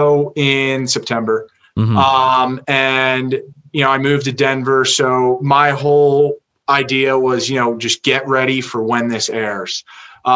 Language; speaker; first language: English; native; English